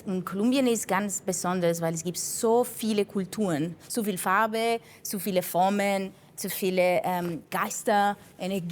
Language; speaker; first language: German; non-native, fluent; Spanish